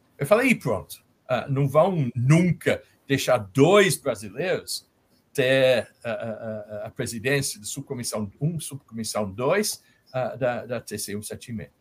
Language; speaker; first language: Portuguese; non-native, fluent; English